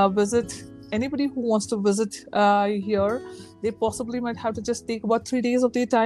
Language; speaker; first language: English; non-native, local second language; Urdu